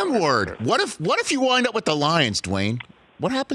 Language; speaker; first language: English; native; English